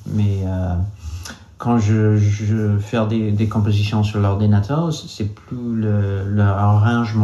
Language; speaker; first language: French; non-native, learner; English